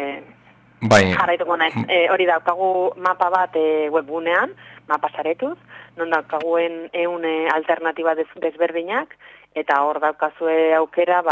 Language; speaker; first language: Basque; non-native, local second language; Spanish